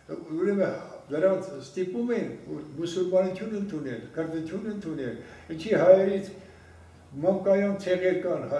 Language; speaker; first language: Armenian; non-native, local second language; Kurdish